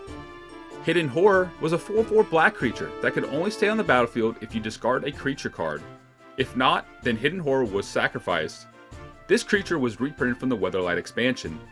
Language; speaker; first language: English; native; English